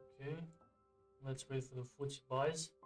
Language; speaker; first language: English; non-native, fluent; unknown